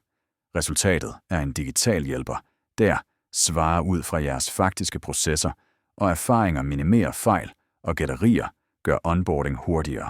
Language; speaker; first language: Danish; native; Danish